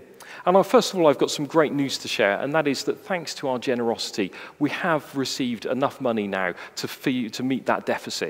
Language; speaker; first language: English; native; English